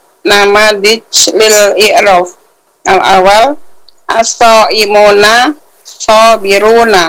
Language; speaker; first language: Arabic; non-native, learner; Indonesian